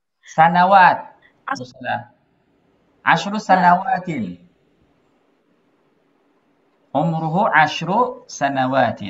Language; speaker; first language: Arabic; non-native, fluent; Indonesian